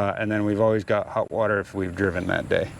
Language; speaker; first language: English; native; English